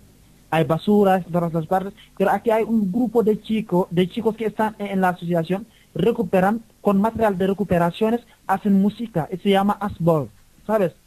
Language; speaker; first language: Spanish; non-native, learner; Wolof